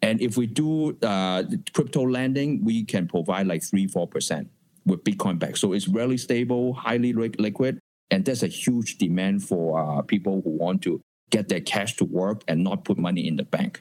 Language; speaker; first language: English; non-native, local second language; Cantonese